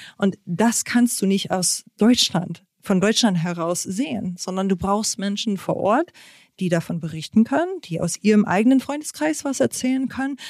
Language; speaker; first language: German; non-native, fluent; English